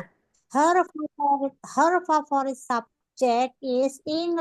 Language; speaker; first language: English; non-native, learner; Indonesian